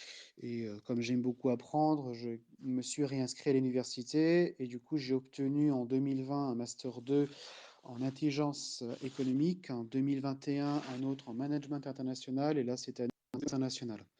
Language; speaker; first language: French; native; French